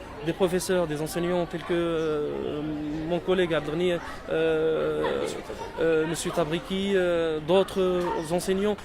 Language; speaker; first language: French; non-native, local second language; Arabic